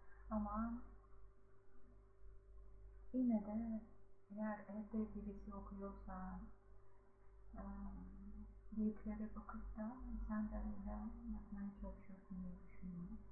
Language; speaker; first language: Turkish; non-native, fluent; Kazakh